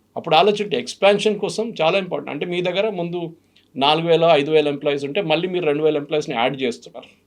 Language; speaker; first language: Telugu; non-native, fluent; Malayalam